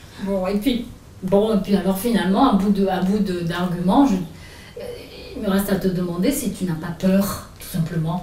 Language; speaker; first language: French; native; French